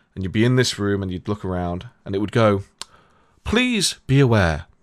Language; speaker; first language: English; native; English